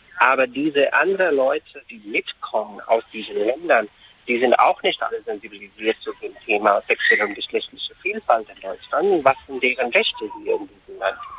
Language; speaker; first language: German; non-native, fluent; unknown